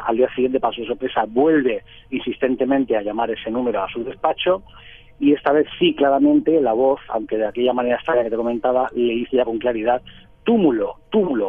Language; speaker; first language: Spanish; native; Spanish